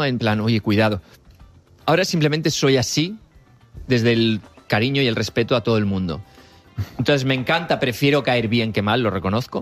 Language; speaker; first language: Spanish; native; Spanish